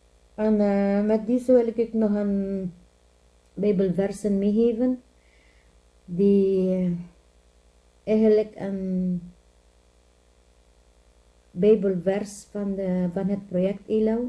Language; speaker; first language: Dutch; non-native, learner; Filipino